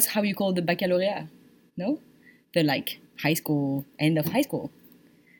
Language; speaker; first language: English; non-native, fluent; French